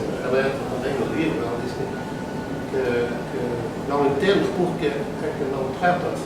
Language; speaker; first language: Portuguese; non-native, fluent; Dutch